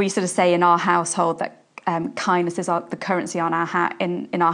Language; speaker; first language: English; native; English